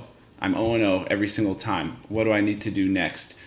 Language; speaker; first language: English; native; English